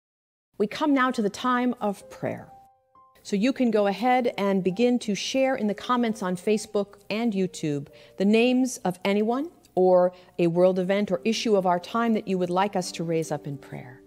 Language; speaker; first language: English; native; English